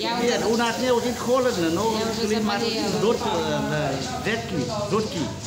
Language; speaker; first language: Russian; non-native, learner; Vietnamese